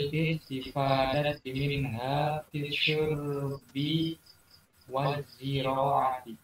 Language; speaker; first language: Arabic; non-native, learner; Indonesian